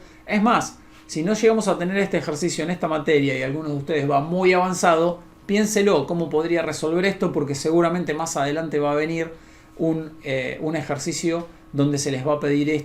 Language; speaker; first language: Spanish; native; Spanish